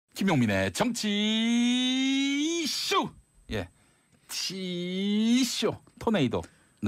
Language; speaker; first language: Korean; native; Korean